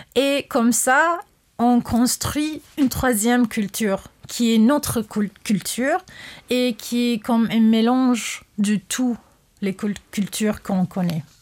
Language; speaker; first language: French; non-native, fluent; English